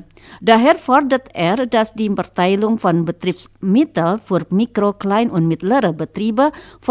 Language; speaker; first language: German; non-native, fluent; Indonesian